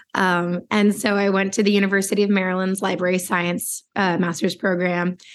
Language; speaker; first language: English; native; English